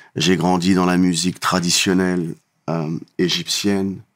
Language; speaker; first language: French; native; French